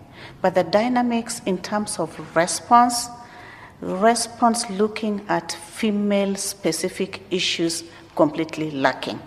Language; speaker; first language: English; non-native, local second language; Luo (Kenya and Tanzania)